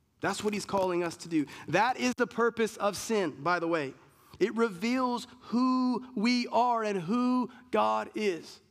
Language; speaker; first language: English; native; English